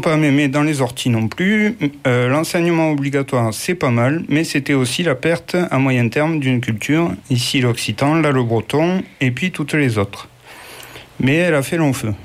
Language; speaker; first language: French; native; French